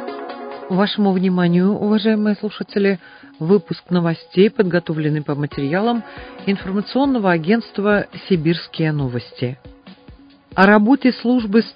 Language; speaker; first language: Russian; native; Russian